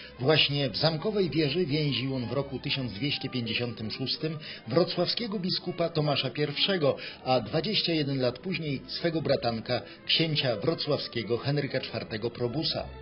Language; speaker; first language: Polish; native; Polish